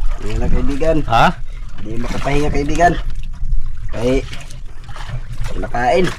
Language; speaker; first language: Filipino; non-native, local second language; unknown